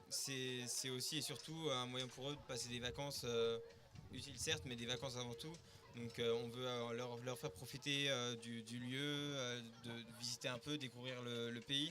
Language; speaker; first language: French; native; French